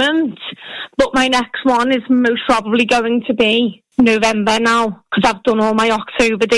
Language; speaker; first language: English; native; English